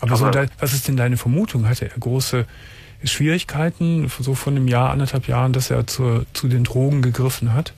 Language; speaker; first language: German; native; German